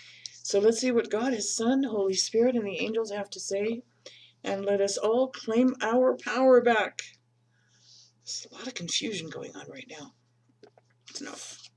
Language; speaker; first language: English; native; English